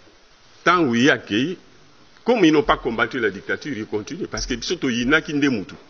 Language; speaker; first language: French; non-native, local second language; Lingala